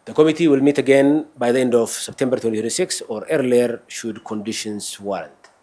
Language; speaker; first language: English; non-native, local second language; Amharic